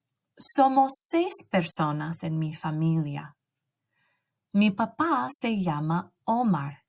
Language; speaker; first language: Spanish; non-native, learner; English